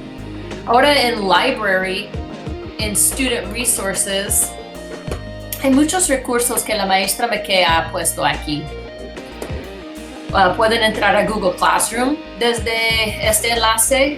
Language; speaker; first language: Spanish; non-native, fluent; English